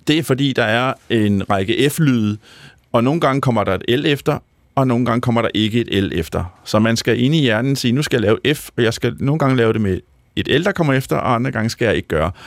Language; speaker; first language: Danish; native; Danish